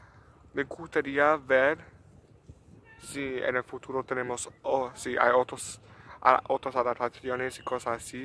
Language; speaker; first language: Spanish; non-native, learner; English